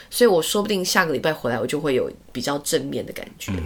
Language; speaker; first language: Chinese; early bilingual, heritage; Chinese